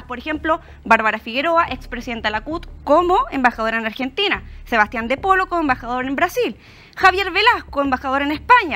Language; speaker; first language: Spanish; native; Spanish